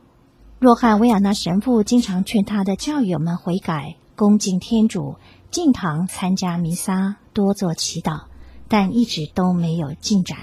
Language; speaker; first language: Chinese; native; Chinese